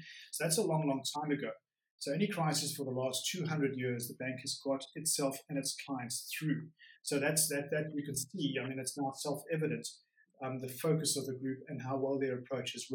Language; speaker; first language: English; native; English